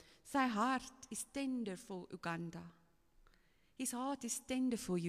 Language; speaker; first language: English; non-native, local second language; Afrikaans